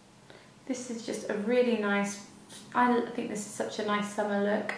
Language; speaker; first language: English; native; English